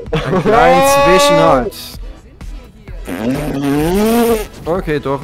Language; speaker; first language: German; native; German